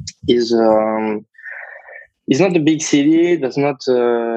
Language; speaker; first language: English; non-native, fluent; French